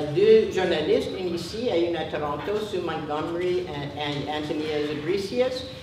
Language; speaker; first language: French; non-native, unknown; English